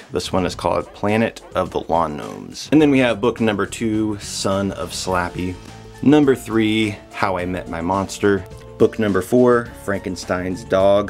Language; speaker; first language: English; native; English